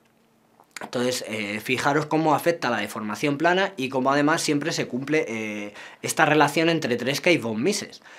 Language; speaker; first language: Spanish; native; Spanish